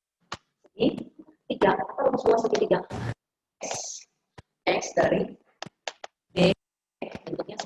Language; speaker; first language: Indonesian; native; Indonesian